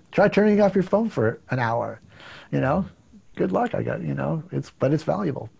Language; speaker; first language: English; native; English